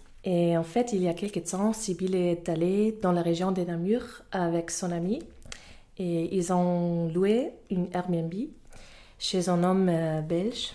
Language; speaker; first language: French; non-native, fluent; German